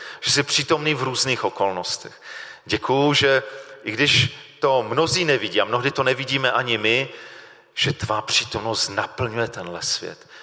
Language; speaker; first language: Czech; native; Czech